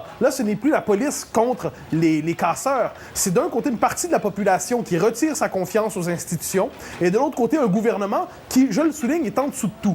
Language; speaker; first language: French; native; French